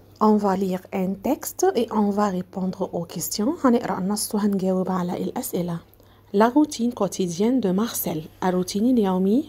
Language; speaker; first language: French; non-native, fluent; Arabic